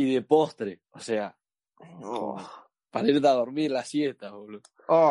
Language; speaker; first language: Spanish; native; Spanish